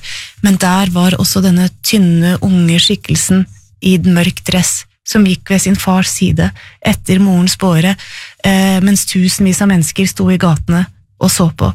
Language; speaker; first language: Norwegian; native; Norwegian